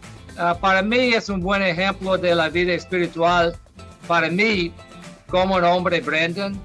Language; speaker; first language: Spanish; non-native, fluent; English